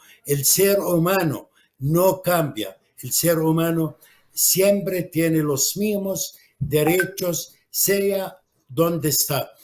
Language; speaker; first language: Spanish; non-native, fluent; Arabic